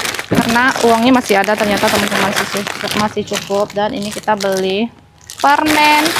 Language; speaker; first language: Indonesian; native; Indonesian